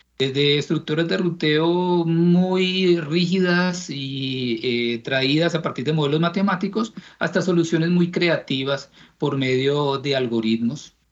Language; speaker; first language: Spanish; native; Spanish